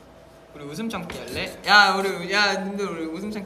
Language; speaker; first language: Korean; native; Korean